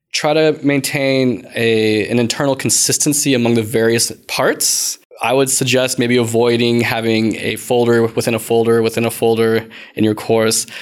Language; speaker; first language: English; native; English